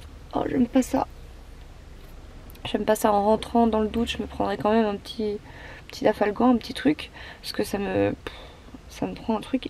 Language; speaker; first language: French; native; French